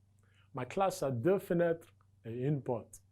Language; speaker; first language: French; non-native, fluent; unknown